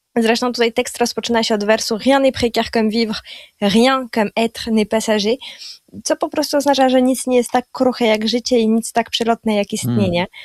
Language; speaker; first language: Polish; early bilingual, heritage; Polish